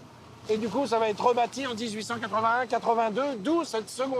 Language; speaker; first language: French; native; French